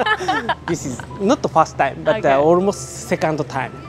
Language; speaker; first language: English; non-native, learner; Japanese